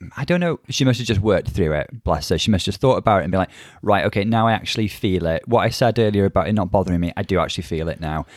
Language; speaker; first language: English; native; English